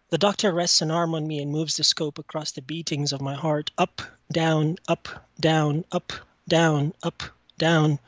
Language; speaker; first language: English; non-native, fluent; French